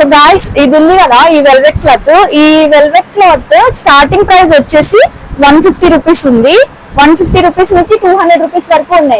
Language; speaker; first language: Telugu; native; Telugu